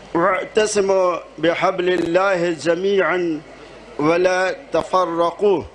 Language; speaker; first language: Hindi; non-native, local second language; Urdu